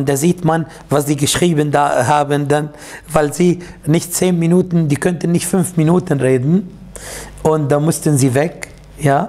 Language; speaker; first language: German; non-native, fluent; Arabic